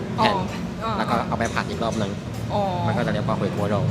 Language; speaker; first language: Thai; non-native, fluent; Chinese